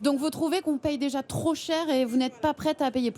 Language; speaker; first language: French; native; French